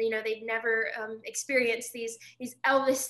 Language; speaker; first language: English; native; English